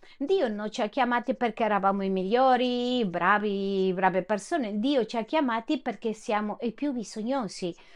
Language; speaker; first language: Italian; non-native, fluent; Spanish